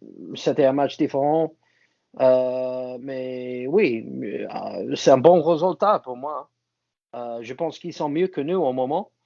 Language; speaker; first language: French; non-native, fluent; English